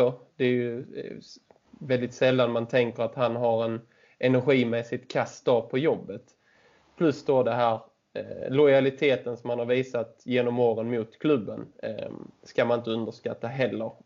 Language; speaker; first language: Swedish; native; Swedish